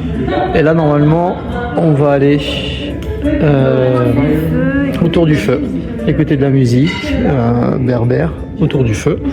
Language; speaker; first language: French; native; French